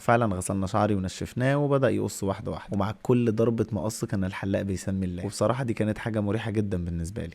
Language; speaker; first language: Arabic; native; Arabic